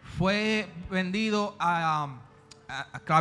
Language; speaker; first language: Spanish; early bilingual, heritage; Spanish